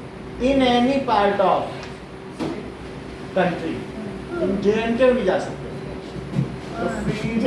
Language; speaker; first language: Hindi; native; Hindi